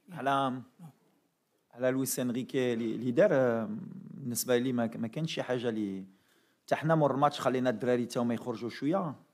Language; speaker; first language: Arabic; early bilingual, heritage; Arabic